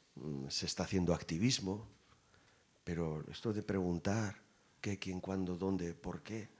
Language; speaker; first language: Spanish; native; Spanish